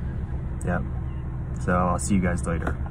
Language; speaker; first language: English; native; English